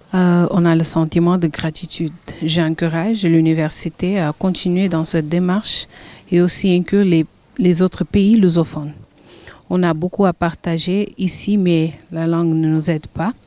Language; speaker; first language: French; non-native, fluent; Kabuverdianu